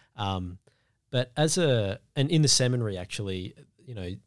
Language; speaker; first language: English; native; English